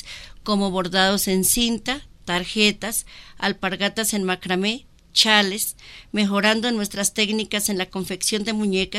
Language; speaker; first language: Spanish; native; Spanish